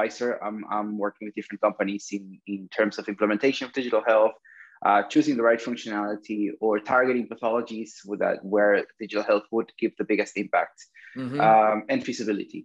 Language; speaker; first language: English; non-native, fluent; Spanish